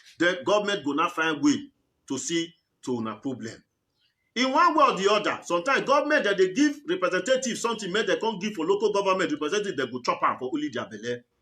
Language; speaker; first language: Nigerian Pidgin; native; Nigerian Pidgin